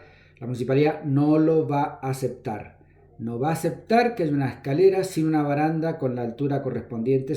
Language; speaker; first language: Spanish; native; Spanish